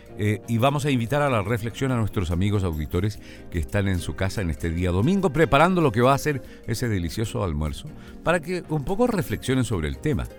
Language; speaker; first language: Spanish; native; Spanish